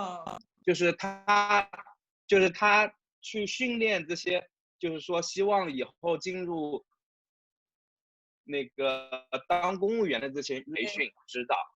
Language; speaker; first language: Chinese; native; Chinese